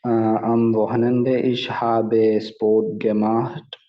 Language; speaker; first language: German; non-native, learner; Malayalam